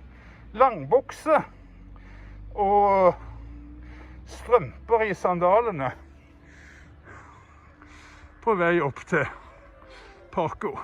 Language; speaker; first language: Norwegian; native; Norwegian